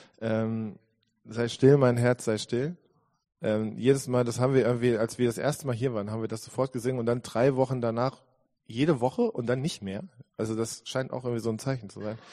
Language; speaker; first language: German; native; German